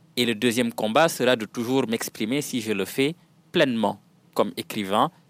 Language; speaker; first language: French; non-native, local second language; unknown